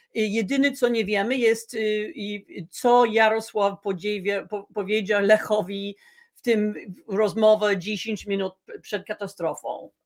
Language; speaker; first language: Polish; non-native, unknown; English